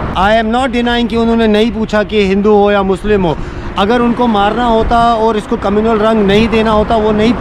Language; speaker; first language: Hindi; non-native, local second language; Kashmiri